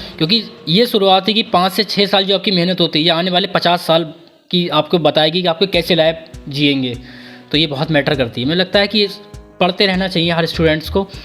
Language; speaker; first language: Hindi; native; Hindi